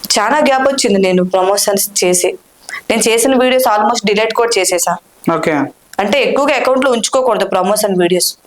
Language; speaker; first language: Telugu; native; Telugu